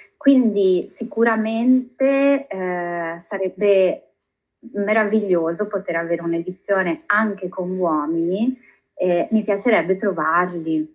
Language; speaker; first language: Italian; native; Italian